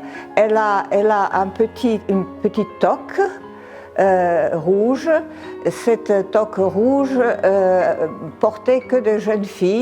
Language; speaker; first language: French; non-native, fluent; Serbian